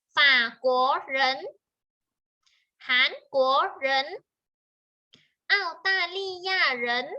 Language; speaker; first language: Chinese; non-native, fluent; Thai